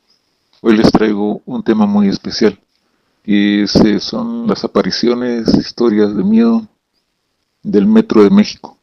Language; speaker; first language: Spanish; native; Spanish